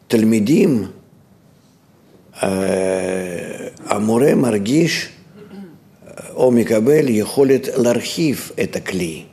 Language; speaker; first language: Hebrew; non-native, fluent; Russian